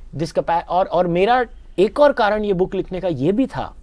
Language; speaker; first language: Hindi; native; Hindi